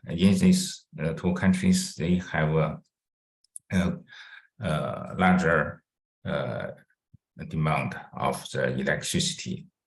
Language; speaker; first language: English; non-native, fluent; Chinese